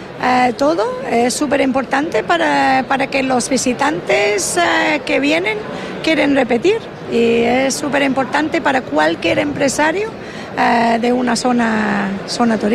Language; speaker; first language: Spanish; non-native, fluent; English